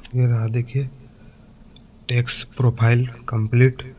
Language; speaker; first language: Hindi; native; Hindi